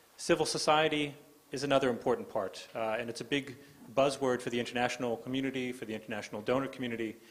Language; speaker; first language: English; native; English